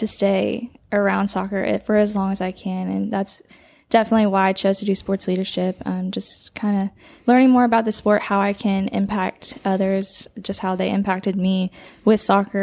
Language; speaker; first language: English; native; English